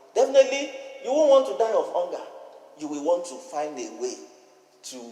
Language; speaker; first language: English; non-native, local second language; Yoruba